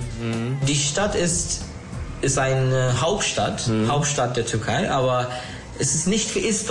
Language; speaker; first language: German; non-native, learner; Turkish